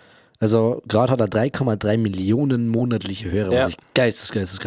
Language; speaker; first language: German; native; German